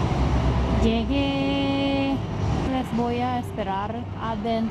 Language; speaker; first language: Spanish; non-native, fluent; Japanese